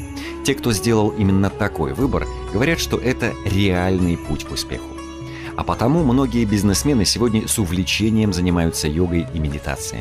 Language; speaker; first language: Russian; native; Russian